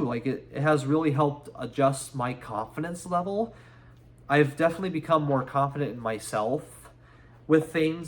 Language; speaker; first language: English; native; English